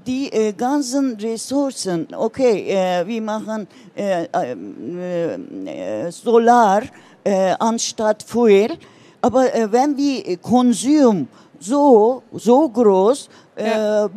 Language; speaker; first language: German; non-native, learner; Turkish